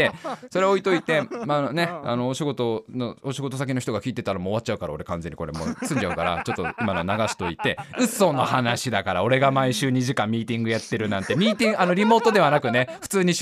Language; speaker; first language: Japanese; native; Japanese